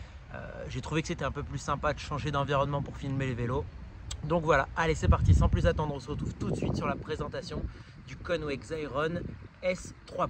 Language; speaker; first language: French; native; French